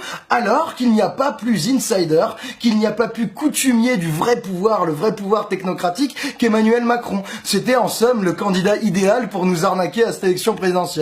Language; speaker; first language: French; native; French